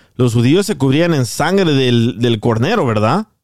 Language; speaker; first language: Spanish; native; Spanish